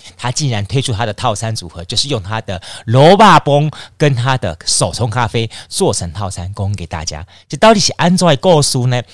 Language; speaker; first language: Chinese; native; Chinese